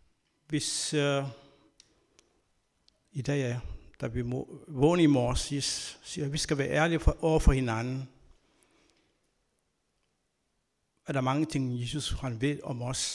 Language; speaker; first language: Danish; non-native, learner; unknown